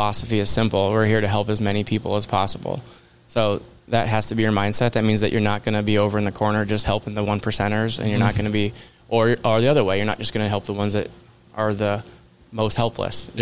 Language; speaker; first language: English; native; English